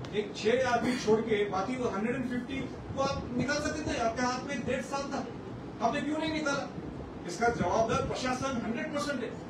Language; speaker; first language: Hindi; non-native, local second language; Marathi